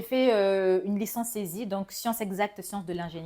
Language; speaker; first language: French; non-native, local second language; Bambara